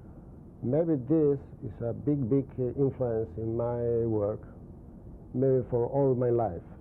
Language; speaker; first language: English; non-native, learner; Spanish